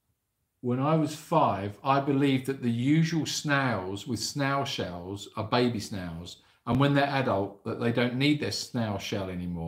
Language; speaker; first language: English; native; English